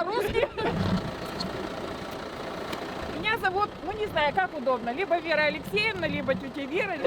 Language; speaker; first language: Russian; native; Russian